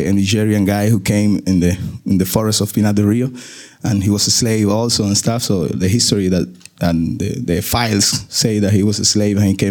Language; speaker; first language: English; non-native, learner; Spanish